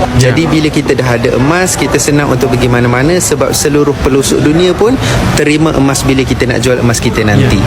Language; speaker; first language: Malay; native; Malay